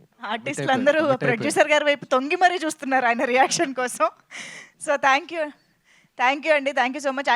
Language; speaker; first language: Telugu; native; Telugu